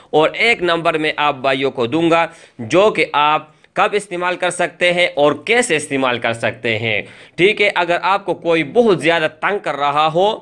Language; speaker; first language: Urdu; non-native, local second language; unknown